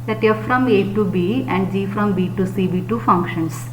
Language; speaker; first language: English; non-native, local second language; Malayalam